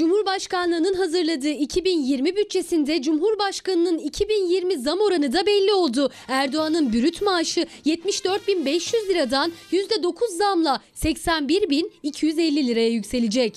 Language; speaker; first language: Turkish; native; Turkish